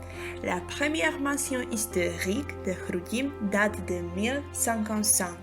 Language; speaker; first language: French; non-native, fluent; Czech